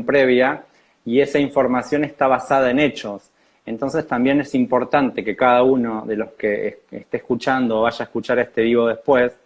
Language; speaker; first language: Spanish; native; Spanish